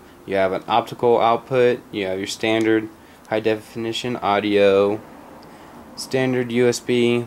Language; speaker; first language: English; native; English